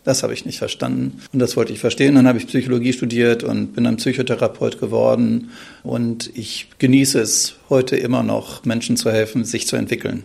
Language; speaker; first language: German; native; German